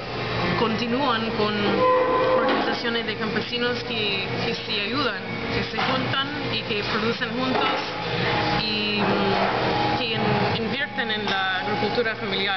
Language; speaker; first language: Spanish; non-native, fluent; English